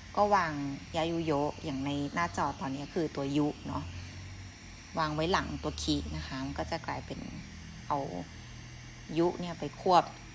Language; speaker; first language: Thai; native; Thai